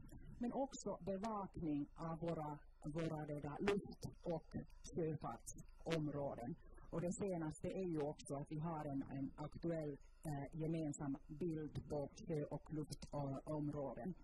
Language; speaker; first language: Swedish; non-native, local second language; Finnish